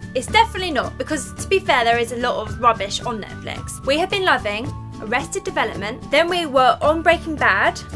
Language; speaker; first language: English; native; English